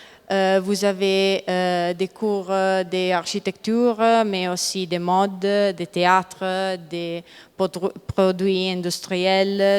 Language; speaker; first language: French; non-native, learner; Italian